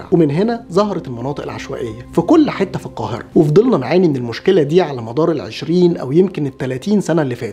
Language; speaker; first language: Arabic; native; Arabic